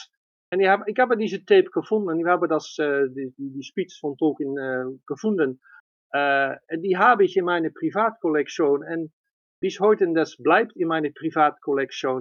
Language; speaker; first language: German; non-native, learner; Dutch